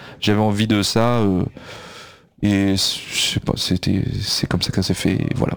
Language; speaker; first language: French; native; French